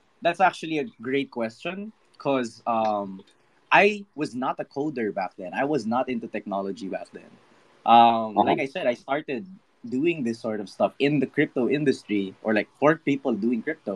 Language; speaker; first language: English; non-native, local second language; Filipino